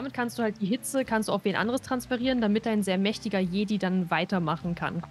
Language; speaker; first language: German; native; German